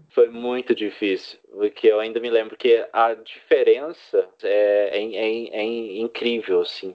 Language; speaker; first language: Portuguese; early bilingual, heritage; Portuguese